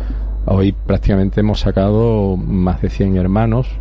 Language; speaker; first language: Spanish; native; Spanish